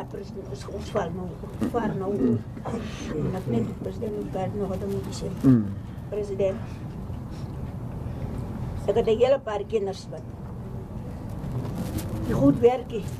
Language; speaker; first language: Dutch; non-native, local second language; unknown